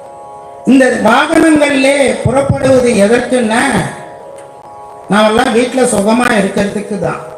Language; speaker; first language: Tamil; native; Tamil